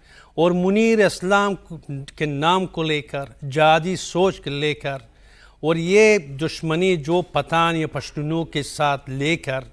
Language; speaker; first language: Hindi; non-native, fluent; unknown